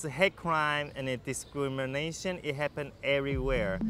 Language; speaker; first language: English; non-native, learner; Chinese